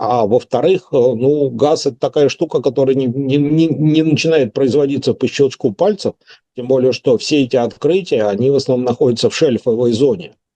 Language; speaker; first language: Russian; native; Russian